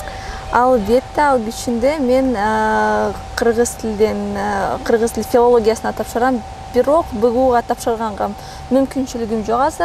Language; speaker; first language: Kyrgyz; early bilingual, other home language; Russian